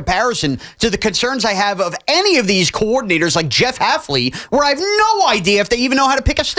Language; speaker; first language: English; native; English